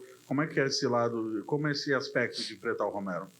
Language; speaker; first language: Portuguese; native; Portuguese